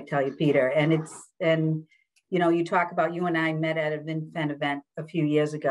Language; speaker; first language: English; native; English